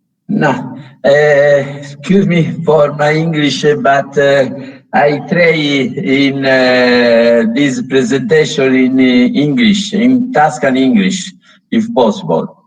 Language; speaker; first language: English; non-native, learner; Italian